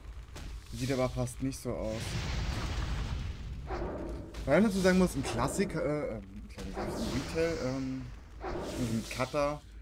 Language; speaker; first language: German; native; German